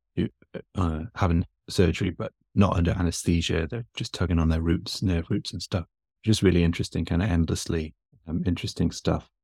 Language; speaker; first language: English; native; English